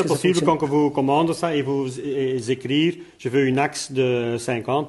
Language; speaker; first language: French; non-native, local second language; Dutch